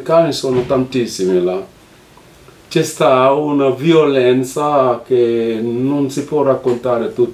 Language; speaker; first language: Italian; non-native, fluent; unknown